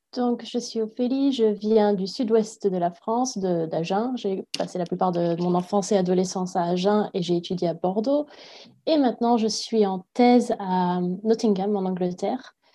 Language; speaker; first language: French; native; French